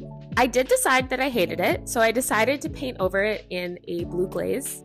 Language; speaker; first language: English; native; English